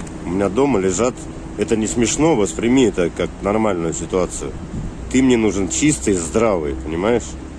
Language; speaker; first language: Russian; native; Russian